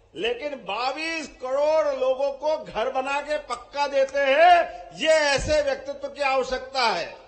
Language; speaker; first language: Hindi; native; Hindi